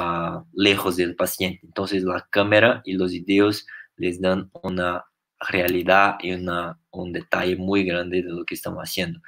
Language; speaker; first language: Spanish; non-native, fluent; Portuguese